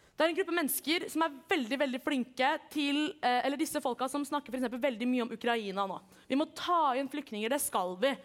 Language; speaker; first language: Norwegian; early bilingual, other home language; Kurdish